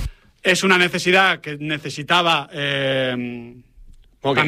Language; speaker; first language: Spanish; native; Spanish